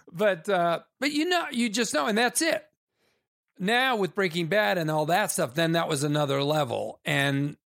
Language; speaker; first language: English; native; English